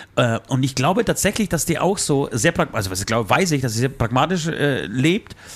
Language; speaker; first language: German; early bilingual, other home language; Polish